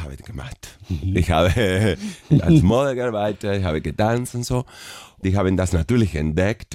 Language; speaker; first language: German; non-native, fluent; Spanish